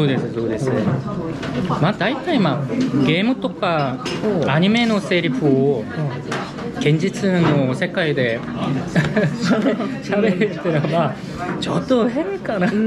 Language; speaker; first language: Japanese; non-native, learner; Korean